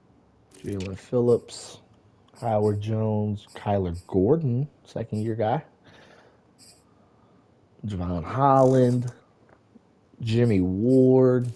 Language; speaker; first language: English; native; English